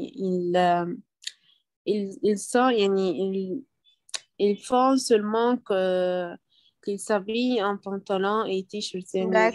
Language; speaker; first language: French; non-native, learner; Arabic